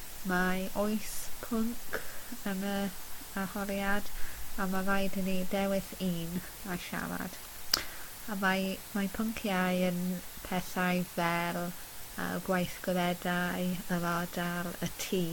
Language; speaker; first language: Welsh; non-native, learner; English